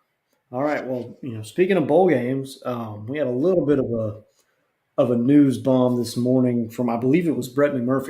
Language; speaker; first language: English; native; English